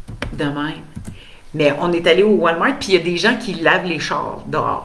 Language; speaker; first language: French; native; French